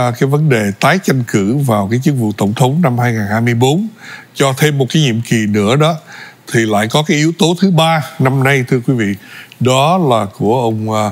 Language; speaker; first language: Vietnamese; early bilingual, other home language; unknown